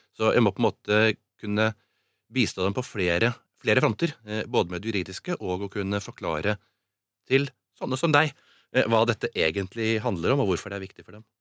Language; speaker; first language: Norwegian; native; Norwegian